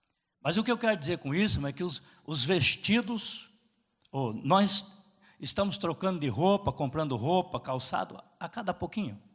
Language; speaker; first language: Portuguese; native; Portuguese